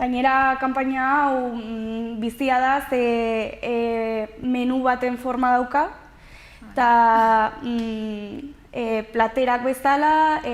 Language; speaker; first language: Basque; non-native, local second language; Spanish